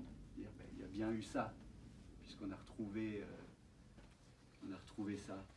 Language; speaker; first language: French; native; French